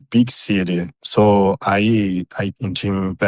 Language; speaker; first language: English; non-native, learner; Portuguese